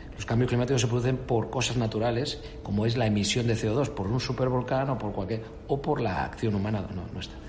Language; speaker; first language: Spanish; native; Spanish